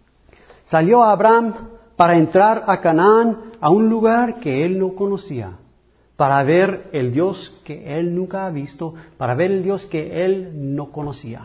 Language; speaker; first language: Spanish; early bilingual, heritage; English